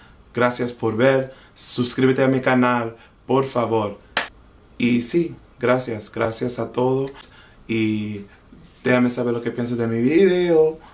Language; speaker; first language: Spanish; non-native, local second language; English